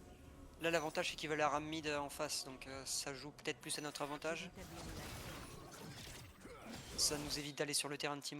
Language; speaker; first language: French; native; French